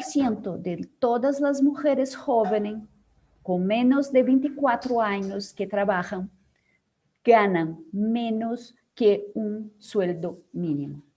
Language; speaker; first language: Spanish; non-native, fluent; Portuguese